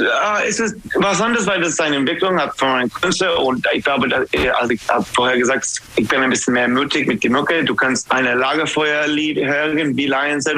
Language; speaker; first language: German; non-native, learner; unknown